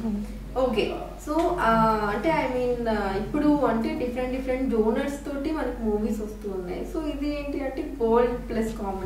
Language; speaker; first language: Telugu; native; Telugu